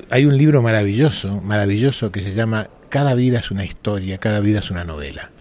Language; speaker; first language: Spanish; native; Spanish